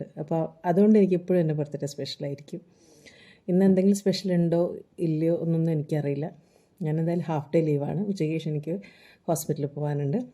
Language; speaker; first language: Malayalam; native; Malayalam